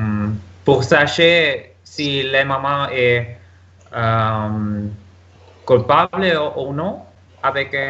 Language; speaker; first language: French; non-native, learner; Spanish